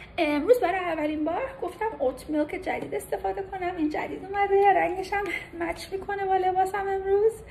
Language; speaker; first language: Persian; early bilingual, heritage; Persian